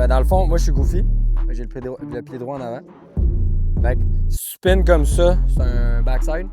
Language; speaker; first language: French; native; French